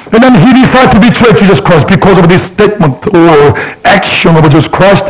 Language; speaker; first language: English; non-native, fluent; Korean